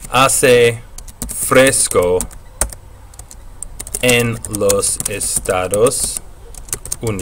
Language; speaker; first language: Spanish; non-native, fluent; English